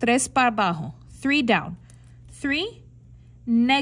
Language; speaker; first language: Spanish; non-native, learner; English